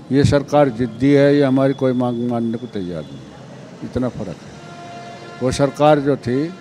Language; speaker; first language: Hindi; native; Hindi